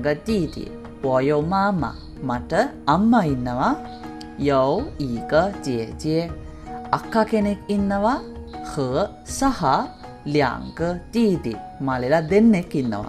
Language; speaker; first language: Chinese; non-native, fluent; Sinhala